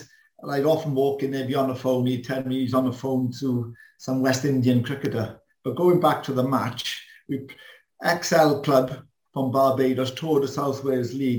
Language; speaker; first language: English; non-native, local second language; Welsh